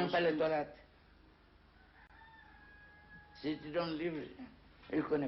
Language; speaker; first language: French; non-native, learner; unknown